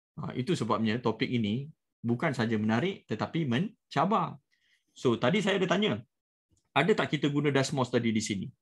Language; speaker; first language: Malay; native; Malay